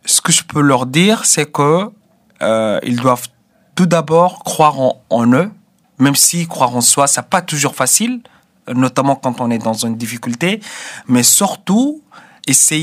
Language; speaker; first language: French; non-native, fluent; Arabic